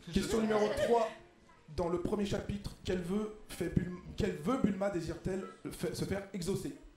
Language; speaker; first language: French; native; French